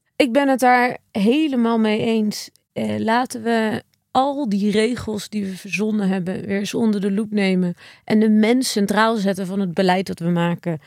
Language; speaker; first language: Dutch; native; Dutch